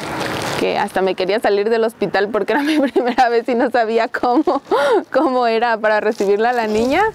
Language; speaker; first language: Spanish; native; Spanish